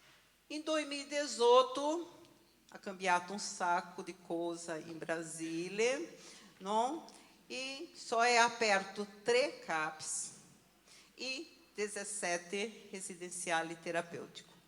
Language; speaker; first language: Italian; non-native, learner; Portuguese